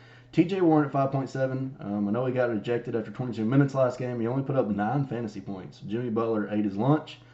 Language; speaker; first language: English; native; English